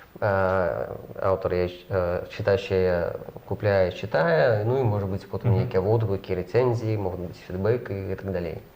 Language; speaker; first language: Belarusian; non-native, local second language; Russian